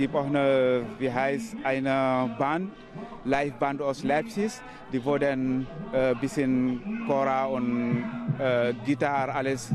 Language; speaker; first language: German; non-native, learner; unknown